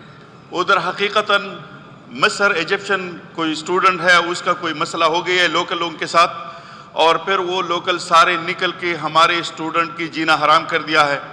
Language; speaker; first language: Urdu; non-native, local second language; Pashto